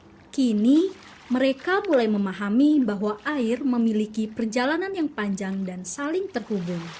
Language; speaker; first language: Indonesian; native; Indonesian